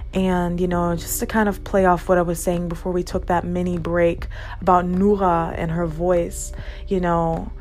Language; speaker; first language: English; native; English